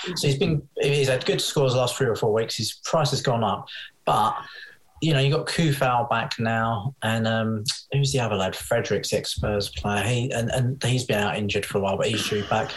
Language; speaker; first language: English; native; English